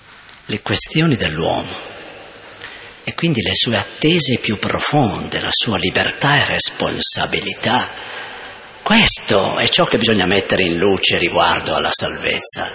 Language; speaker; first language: Italian; native; Italian